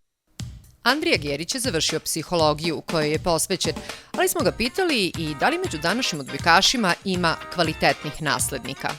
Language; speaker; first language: Serbian; native; Serbian